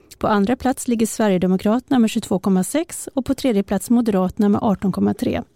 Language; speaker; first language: Swedish; native; Swedish